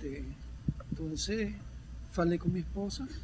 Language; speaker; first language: Portuguese; non-native, learner; Spanish